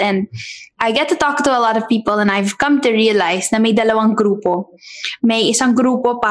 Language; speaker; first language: English; non-native, local second language; Filipino